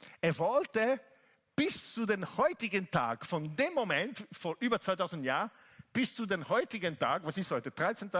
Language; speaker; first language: German; non-native, fluent; Italian